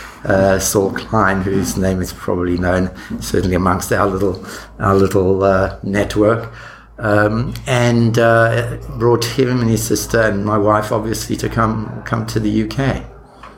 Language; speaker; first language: English; native; English